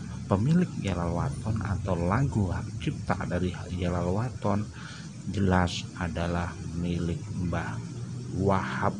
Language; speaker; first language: Indonesian; native; Indonesian